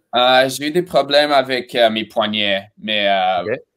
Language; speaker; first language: French; early bilingual, other home language; Romanian